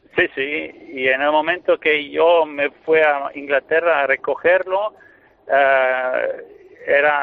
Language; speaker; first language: Spanish; non-native, fluent; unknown